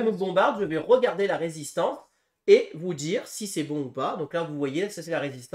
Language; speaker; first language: French; native; French